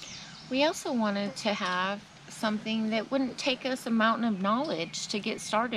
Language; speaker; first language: English; native; English